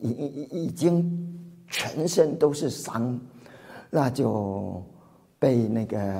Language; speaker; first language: Chinese; native; Chinese